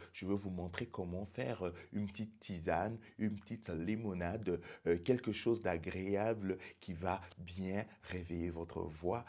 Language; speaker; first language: French; non-native, local second language; Lingala